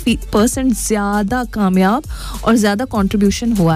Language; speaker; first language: Hindi; native; Hindi